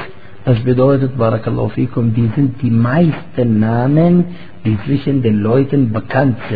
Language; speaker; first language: German; non-native, fluent; Arabic